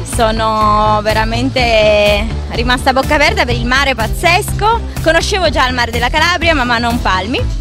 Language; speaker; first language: Italian; native; Italian